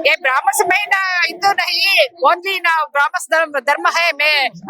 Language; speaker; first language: Hindi; non-native, local second language; Kannada